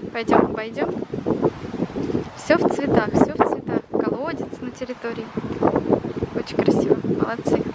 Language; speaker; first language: Russian; native; Russian